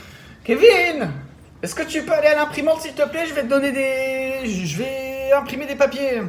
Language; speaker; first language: French; native; French